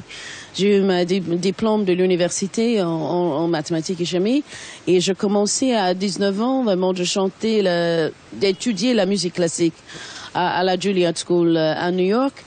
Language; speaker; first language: French; non-native, fluent; English